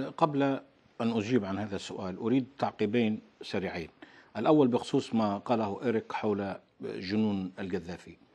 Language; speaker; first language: Arabic; native; Arabic